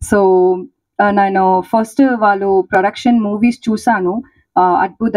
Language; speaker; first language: Telugu; non-native, learner; Tamil